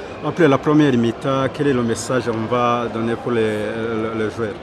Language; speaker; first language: French; non-native, local second language; Kinyarwanda